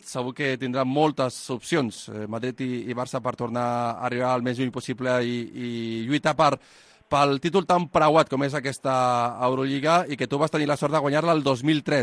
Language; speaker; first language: Catalan; native; Catalan